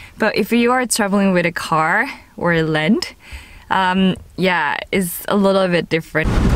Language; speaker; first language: English; non-native, fluent; Korean